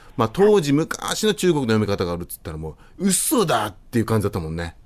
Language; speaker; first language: Japanese; native; Japanese